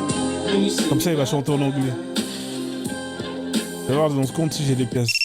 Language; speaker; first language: French; native; French